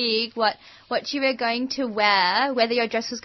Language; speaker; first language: English; non-native, local second language; Gujarati